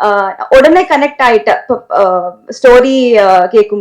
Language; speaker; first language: Tamil; non-native, learner; Telugu